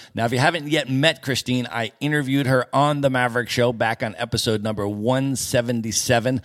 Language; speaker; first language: English; native; English